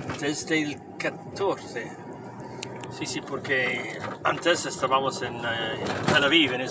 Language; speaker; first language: Spanish; non-native, fluent; English